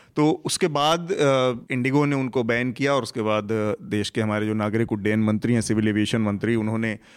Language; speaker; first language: Hindi; native; Hindi